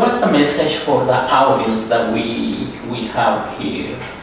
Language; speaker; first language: English; non-native, fluent; Spanish